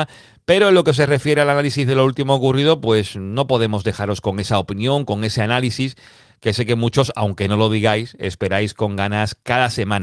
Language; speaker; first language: Spanish; native; Spanish